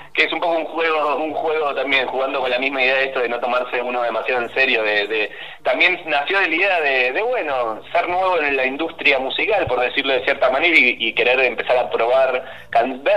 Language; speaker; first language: Spanish; native; Spanish